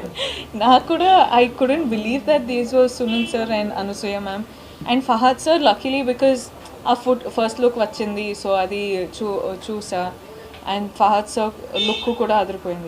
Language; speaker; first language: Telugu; non-native, local second language; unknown